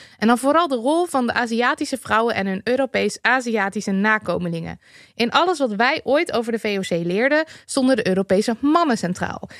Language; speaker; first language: Dutch; native; Dutch